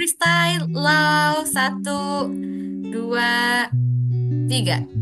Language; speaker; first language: English; non-native, learner; Indonesian